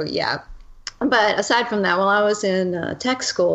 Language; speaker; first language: English; native; English